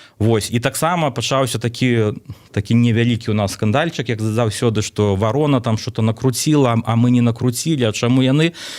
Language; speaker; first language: Belarusian; non-native, local second language; Russian